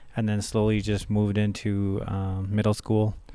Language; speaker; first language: English; early bilingual, other home language; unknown